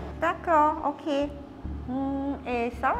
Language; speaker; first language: French; non-native, learner; Japanese